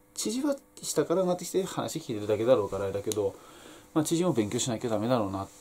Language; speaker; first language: Japanese; native; Japanese